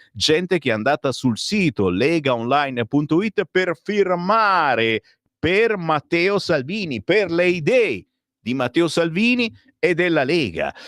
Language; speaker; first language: Italian; native; Italian